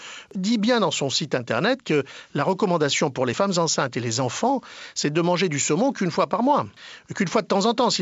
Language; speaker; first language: French; native; French